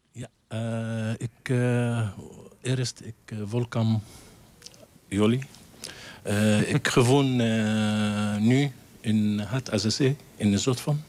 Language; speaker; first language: Dutch; non-native, learner; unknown